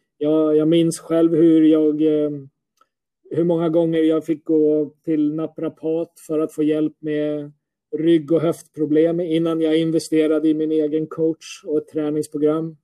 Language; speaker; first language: Swedish; native; Swedish